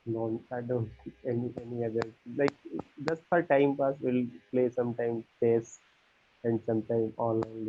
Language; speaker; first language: English; non-native, learner; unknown